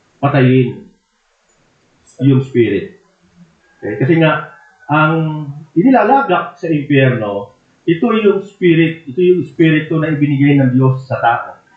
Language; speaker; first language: Filipino; native; Filipino